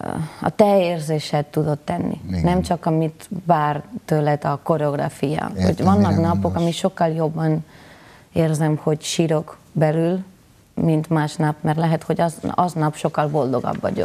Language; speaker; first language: Hungarian; non-native, learner; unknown